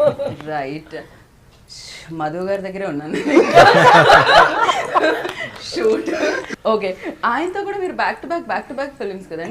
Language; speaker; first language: Telugu; native; Telugu